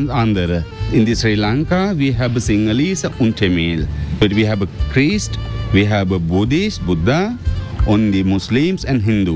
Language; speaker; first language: German; non-native, learner; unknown